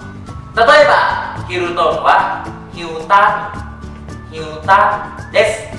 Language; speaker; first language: Japanese; non-native, fluent; Thai